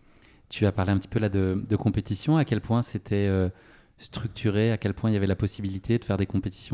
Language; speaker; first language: French; native; French